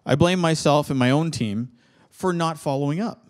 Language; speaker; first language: English; native; English